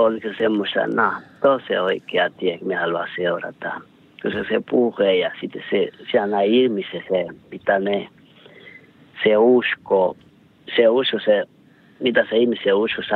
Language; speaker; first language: Finnish; non-native, learner; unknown